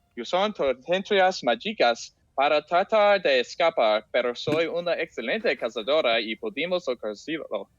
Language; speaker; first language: Spanish; non-native, learner; English